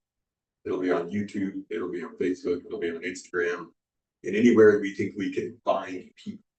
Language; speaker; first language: English; native; English